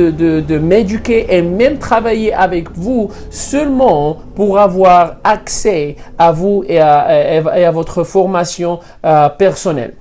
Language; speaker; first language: French; non-native, fluent; Spanish